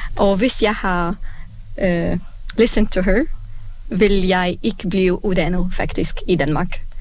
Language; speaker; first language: Danish; non-native, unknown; Arabic